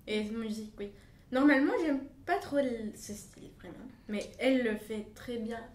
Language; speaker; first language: French; non-native, fluent; Bulgarian